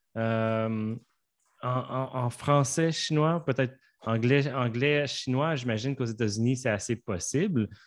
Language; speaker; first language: French; native; French